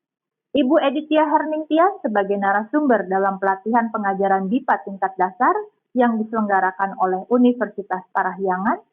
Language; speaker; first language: Indonesian; native; Indonesian